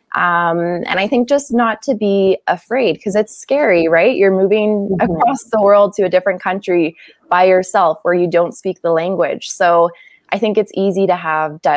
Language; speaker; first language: English; native; English